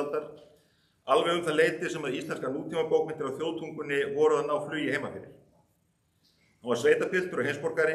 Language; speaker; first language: Icelandic; native; Icelandic